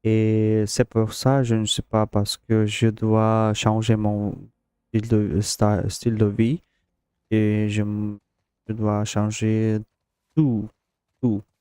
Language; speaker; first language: French; non-native, learner; Russian